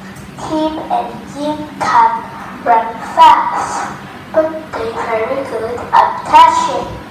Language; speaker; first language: English; non-native, learner; Vietnamese